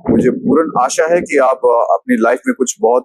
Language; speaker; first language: Hindi; native; Hindi